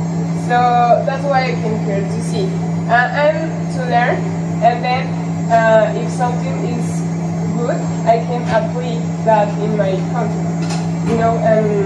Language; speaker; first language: English; non-native, learner; Spanish